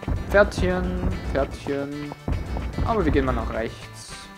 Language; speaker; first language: German; native; German